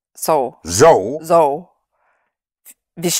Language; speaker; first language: German; non-native, learner; English